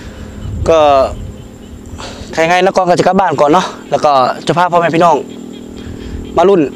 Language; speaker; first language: Thai; non-native, local second language; Northeastern Thai